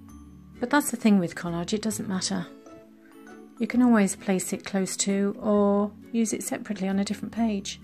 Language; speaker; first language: English; native; English